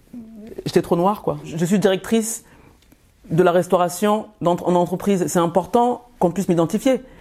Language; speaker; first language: French; early bilingual, other home language; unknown